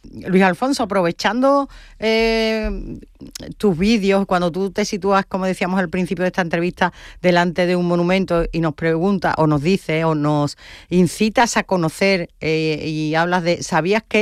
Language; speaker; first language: Spanish; native; Spanish